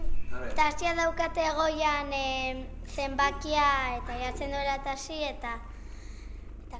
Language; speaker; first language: Basque; non-native, local second language; Spanish